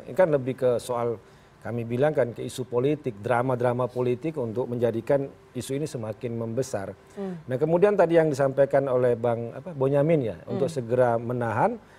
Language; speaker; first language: Indonesian; native; Indonesian